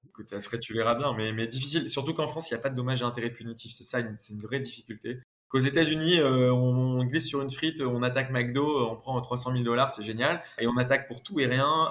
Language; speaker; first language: French; native; French